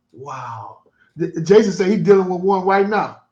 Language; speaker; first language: English; native; English